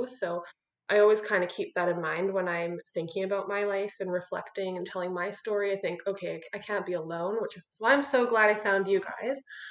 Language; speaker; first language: English; native; English